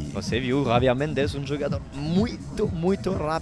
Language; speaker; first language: Portuguese; non-native, learner; Italian